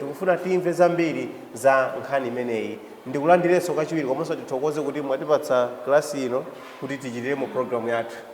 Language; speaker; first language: Nyanja; native; Nyanja